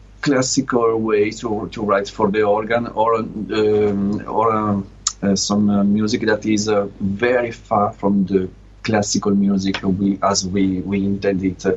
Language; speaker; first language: English; non-native, learner; Italian